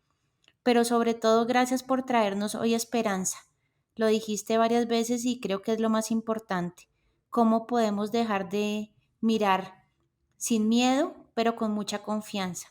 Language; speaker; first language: Spanish; native; Spanish